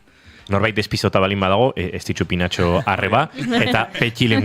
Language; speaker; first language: Basque; native; Basque